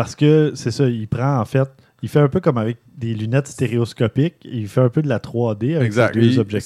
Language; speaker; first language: French; native; French